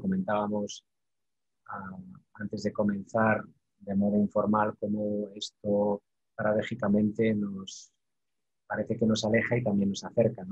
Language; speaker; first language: Spanish; native; Spanish